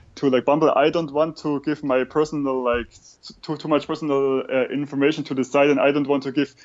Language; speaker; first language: English; non-native, fluent; German